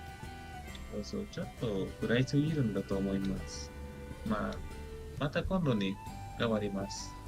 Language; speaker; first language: Japanese; non-native, learner; Spanish